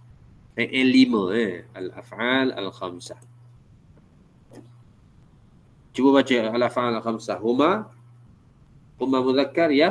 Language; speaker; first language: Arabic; non-native, fluent; Malay